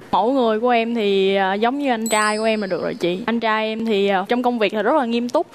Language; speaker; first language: Vietnamese; native; Vietnamese